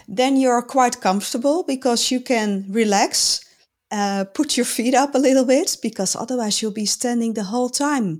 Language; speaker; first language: English; non-native, fluent; Dutch